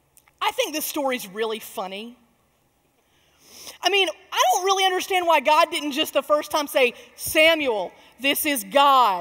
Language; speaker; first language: English; native; English